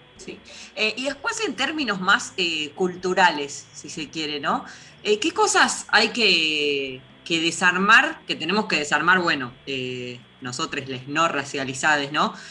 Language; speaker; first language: Spanish; native; Spanish